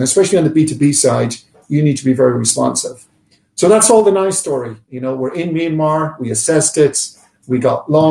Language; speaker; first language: English; native; English